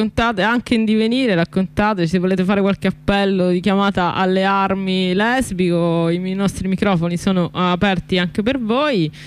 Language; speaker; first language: Italian; native; Italian